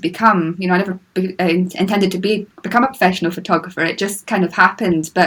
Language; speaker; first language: English; native; English